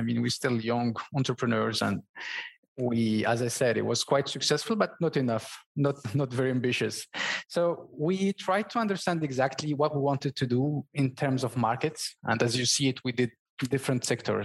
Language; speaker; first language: English; non-native, fluent; Berber languages